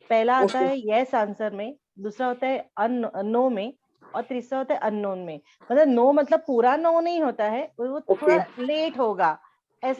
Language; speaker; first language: Hindi; native; Hindi